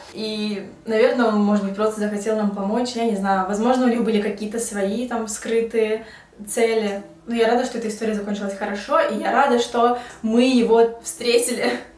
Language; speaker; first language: Russian; native; Russian